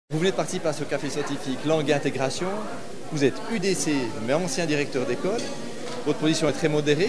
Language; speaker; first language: French; native; French